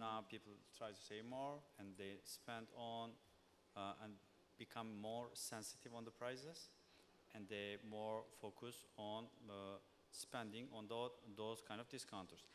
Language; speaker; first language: English; non-native, fluent; Turkish